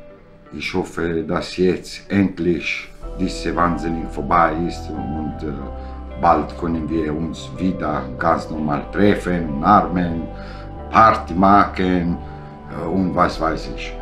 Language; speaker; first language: German; non-native, learner; Italian